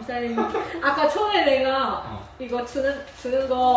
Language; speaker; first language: Korean; non-native, learner; Indonesian